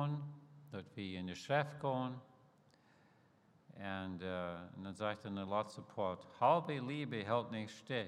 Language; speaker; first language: German; early bilingual, heritage; Plautdietsch